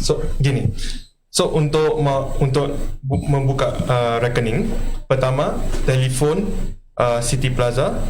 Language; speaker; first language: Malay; non-native, local second language; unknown